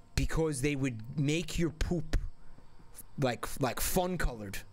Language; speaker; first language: English; native; English